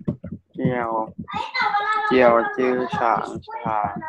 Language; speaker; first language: Chinese; non-native, learner; Thai